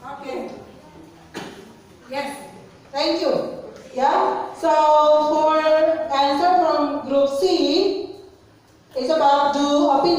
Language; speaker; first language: English; non-native, fluent; Indonesian